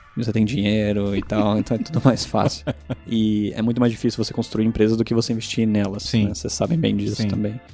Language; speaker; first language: Portuguese; non-native, fluent; German